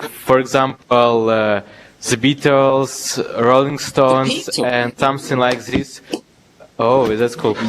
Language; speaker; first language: English; non-native, learner; Russian